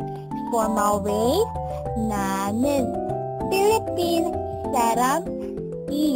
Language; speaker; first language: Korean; non-native, learner; Filipino